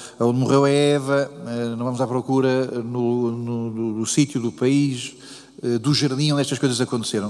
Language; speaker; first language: Portuguese; native; Portuguese